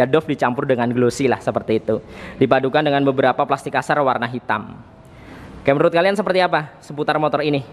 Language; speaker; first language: Indonesian; native; Indonesian